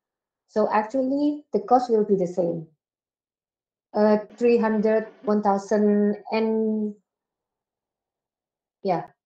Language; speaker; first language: English; non-native, learner; Indonesian